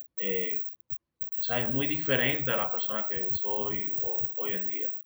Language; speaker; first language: Spanish; native; Spanish